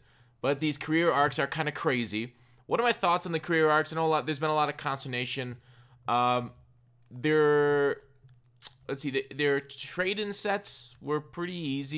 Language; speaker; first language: English; native; English